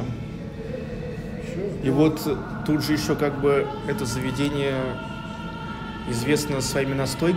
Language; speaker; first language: Russian; native; Russian